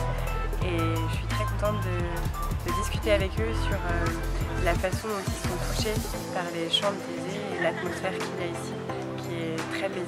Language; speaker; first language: French; native; French